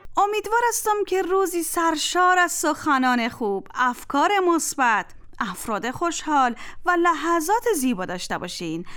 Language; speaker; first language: Persian; native; Persian